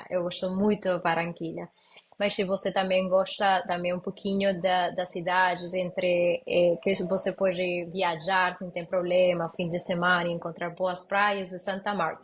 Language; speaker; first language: Portuguese; non-native, learner; Spanish